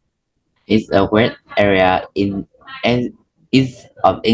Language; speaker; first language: English; non-native, learner; Vietnamese